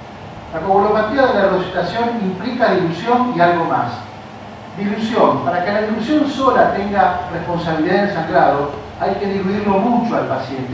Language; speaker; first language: Spanish; native; Spanish